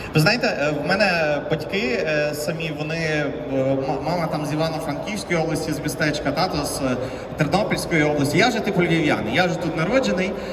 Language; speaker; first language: Ukrainian; native; Ukrainian